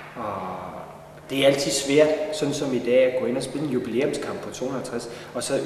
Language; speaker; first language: Danish; native; Danish